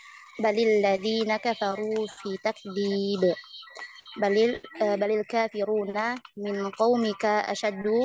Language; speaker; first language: Arabic; non-native, learner; Indonesian